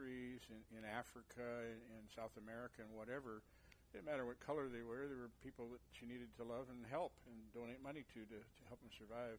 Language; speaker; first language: English; native; English